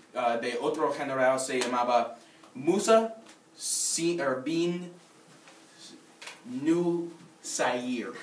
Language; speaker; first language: Spanish; non-native, learner; English